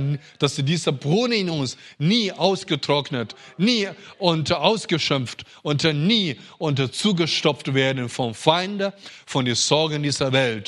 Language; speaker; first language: German; non-native, fluent; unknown